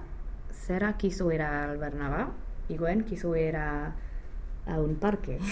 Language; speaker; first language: Spanish; non-native, learner; English